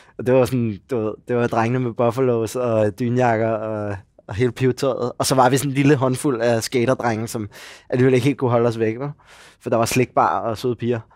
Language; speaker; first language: Danish; native; Danish